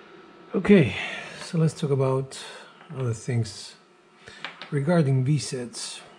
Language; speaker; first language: English; non-native, fluent; Greek